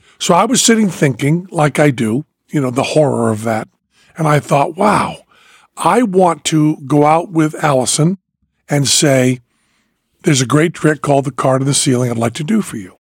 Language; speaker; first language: English; native; English